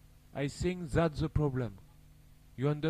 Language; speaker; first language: English; non-native, learner; French